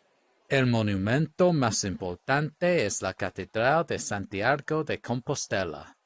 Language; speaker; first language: Spanish; non-native, learner; English